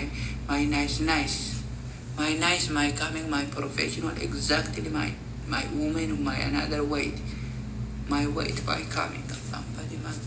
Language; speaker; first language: English; non-native, learner; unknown